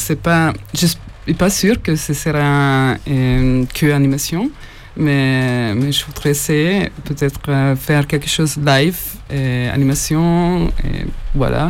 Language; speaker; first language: French; non-native, learner; Hungarian